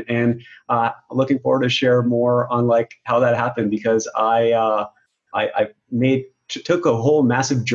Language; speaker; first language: English; non-native, local second language; Urdu